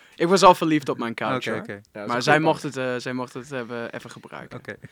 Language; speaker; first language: Dutch; non-native, fluent; English